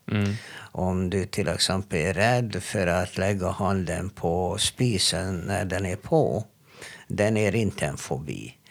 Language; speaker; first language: Swedish; non-native, fluent; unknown